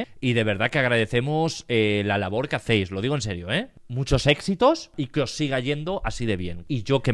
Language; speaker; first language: Spanish; native; Spanish